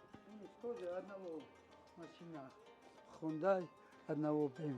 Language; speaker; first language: Russian; non-native, learner; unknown